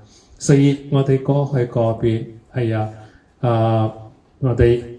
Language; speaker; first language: Cantonese; early bilingual, heritage; Cantonese